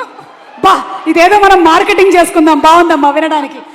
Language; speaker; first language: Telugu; native; Telugu